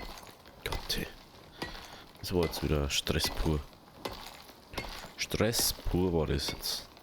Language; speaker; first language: German; native; German